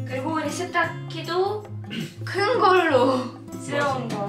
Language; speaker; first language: Korean; non-native, learner; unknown